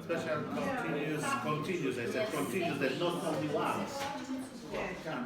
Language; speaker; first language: English; non-native, learner; Polish